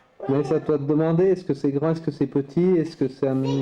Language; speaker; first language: French; native; French